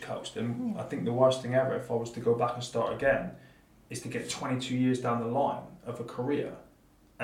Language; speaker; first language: English; native; English